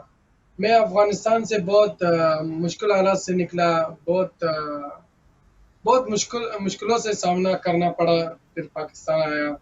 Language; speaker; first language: Hindi; early bilingual, other home language; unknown